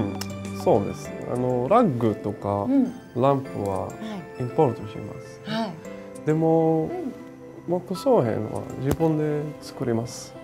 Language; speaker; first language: Japanese; non-native, learner; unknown